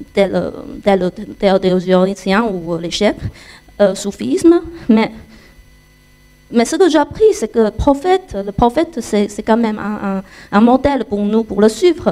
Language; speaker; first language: French; non-native, learner; Chinese